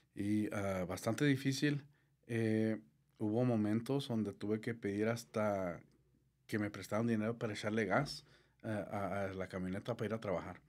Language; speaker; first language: Spanish; early bilingual, heritage; Spanish